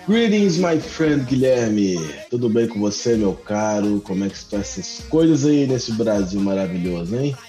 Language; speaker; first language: Portuguese; native; Portuguese